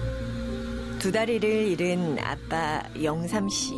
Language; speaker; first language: Korean; native; Korean